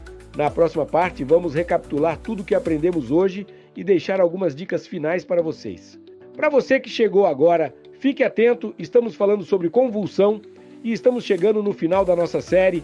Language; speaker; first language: Portuguese; native; Portuguese